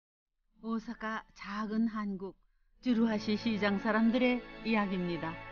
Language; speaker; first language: Korean; native; Korean